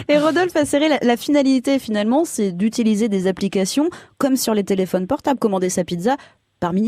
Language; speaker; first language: French; native; French